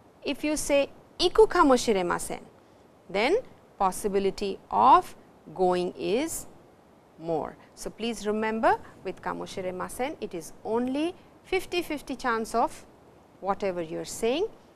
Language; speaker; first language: English; non-native, local second language; Hindi